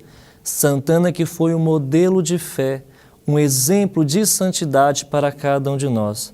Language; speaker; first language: Portuguese; native; Portuguese